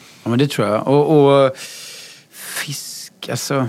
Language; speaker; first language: Swedish; native; Swedish